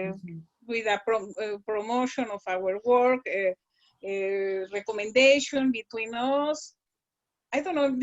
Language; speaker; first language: English; non-native, learner; Spanish